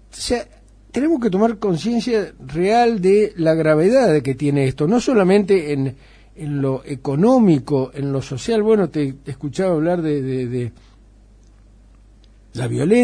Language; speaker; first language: Spanish; native; Spanish